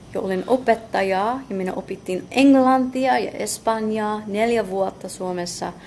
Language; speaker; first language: Finnish; non-native, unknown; English